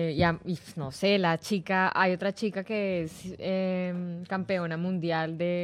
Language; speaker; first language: Spanish; native; Spanish